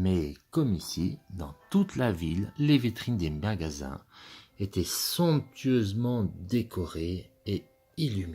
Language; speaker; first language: French; native; French